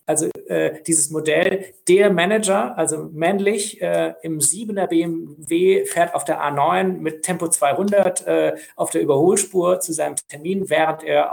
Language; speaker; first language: German; native; German